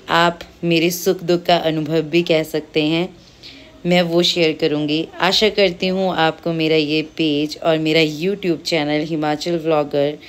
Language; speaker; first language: Hindi; native; Hindi